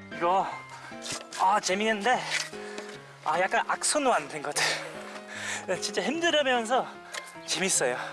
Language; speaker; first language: Korean; non-native, fluent; German